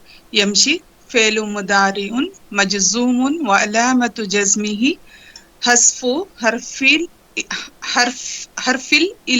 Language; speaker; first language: Arabic; non-native, learner; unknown